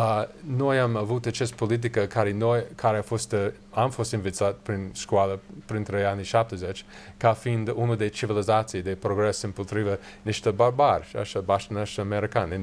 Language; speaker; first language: Romanian; non-native, learner; English